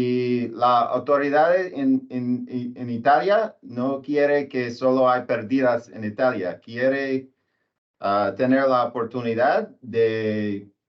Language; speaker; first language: Spanish; non-native, learner; English